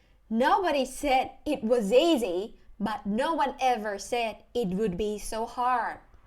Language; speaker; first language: English; non-native, fluent; Thai